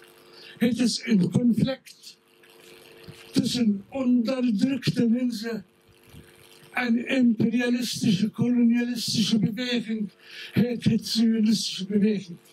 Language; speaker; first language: Dutch; non-native, fluent; Arabic